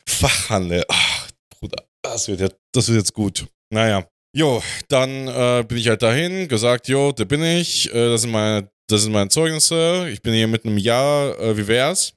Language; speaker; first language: German; non-native, fluent; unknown